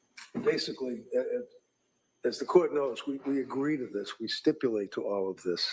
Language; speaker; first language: English; native; English